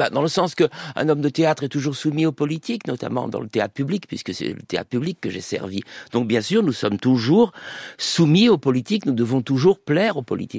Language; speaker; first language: French; native; French